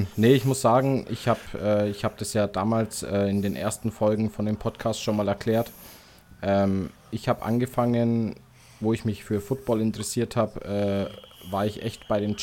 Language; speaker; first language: German; native; German